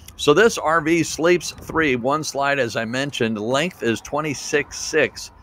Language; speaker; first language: English; native; English